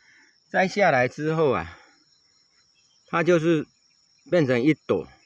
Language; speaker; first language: Chinese; non-native, local second language; Min Nan Chinese